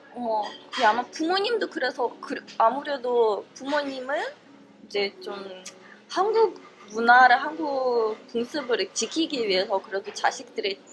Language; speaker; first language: Korean; non-native, fluent; Russian